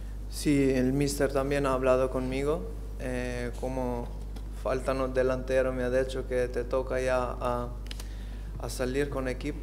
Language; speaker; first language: Spanish; non-native, learner; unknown